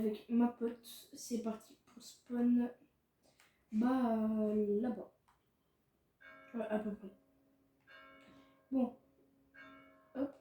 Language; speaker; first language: French; native; French